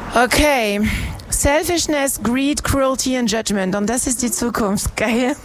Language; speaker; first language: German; non-native, fluent; French